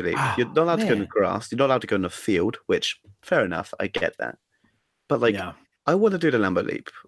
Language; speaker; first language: English; native; English